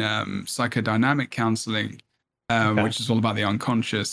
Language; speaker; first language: English; native; English